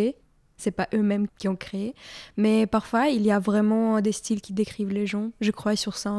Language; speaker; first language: French; non-native, fluent; Ukrainian